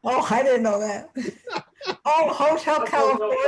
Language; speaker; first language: English; native; English